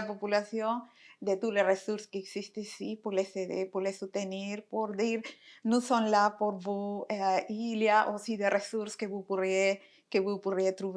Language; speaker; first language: French; non-native, fluent; Spanish